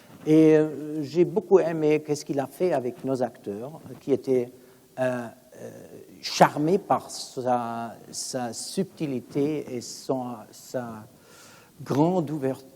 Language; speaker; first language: French; non-native, fluent; German